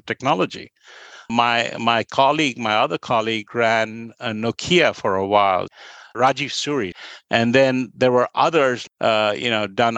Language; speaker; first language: English; non-native, local second language; Bangla